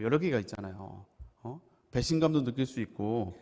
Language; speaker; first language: Korean; native; Korean